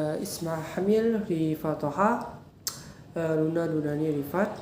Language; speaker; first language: Arabic; non-native, learner; Indonesian